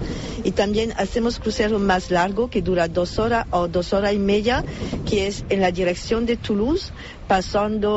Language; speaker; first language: Spanish; non-native, fluent; French